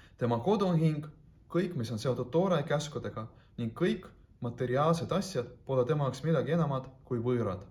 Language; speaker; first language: Estonian; non-native, local second language; Russian